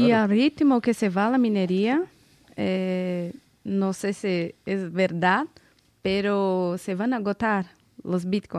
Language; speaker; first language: Spanish; non-native, fluent; Portuguese